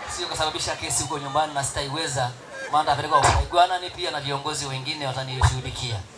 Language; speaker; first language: Swahili; non-native, local second language; Masai